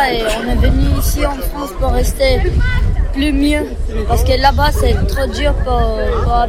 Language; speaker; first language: French; non-native, learner; Albanian